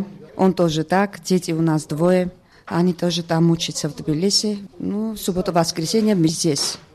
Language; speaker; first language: Russian; non-native, fluent; Georgian